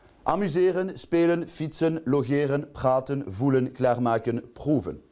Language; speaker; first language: Dutch; non-native, local second language; French